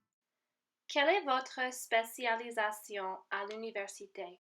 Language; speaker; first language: French; non-native, learner; English